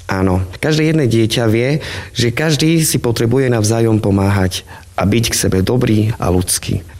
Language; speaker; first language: Slovak; non-native, local second language; Romany